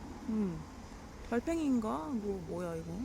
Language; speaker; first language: Korean; native; Korean